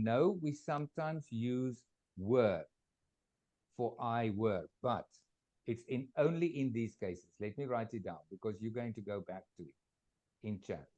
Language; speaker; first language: English; non-native, fluent; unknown